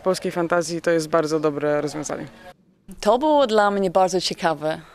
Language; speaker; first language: Polish; non-native, fluent; English